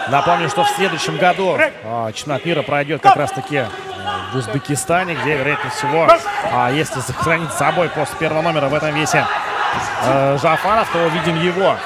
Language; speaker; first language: Russian; native; Russian